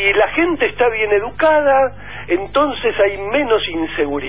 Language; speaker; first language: Spanish; native; Spanish